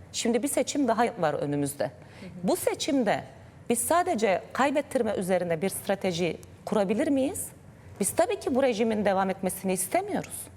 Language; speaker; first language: Turkish; native; Turkish